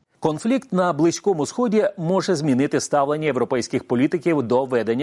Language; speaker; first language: Ukrainian; native; Ukrainian